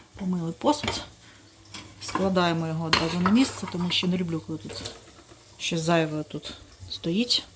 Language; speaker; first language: Ukrainian; non-native, local second language; Russian